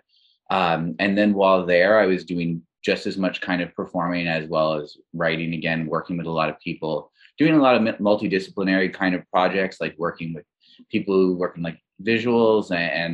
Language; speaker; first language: English; native; English